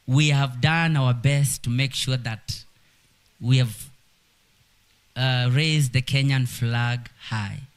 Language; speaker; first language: English; non-native, local second language; Swahili